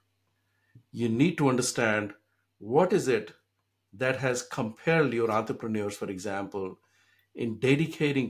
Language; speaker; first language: English; non-native, local second language; Hindi